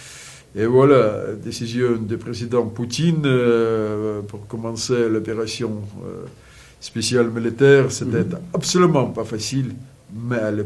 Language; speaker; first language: French; non-native, fluent; Russian